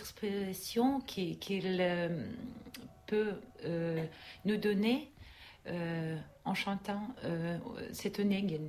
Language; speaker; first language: French; non-native, learner; Russian